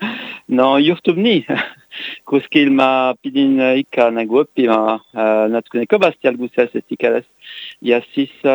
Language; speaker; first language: Estonian; non-native, learner; French